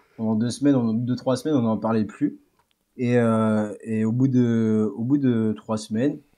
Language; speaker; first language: French; native; French